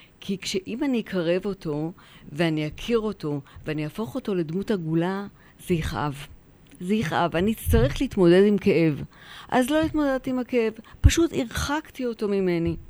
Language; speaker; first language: Hebrew; early bilingual, other home language; Polish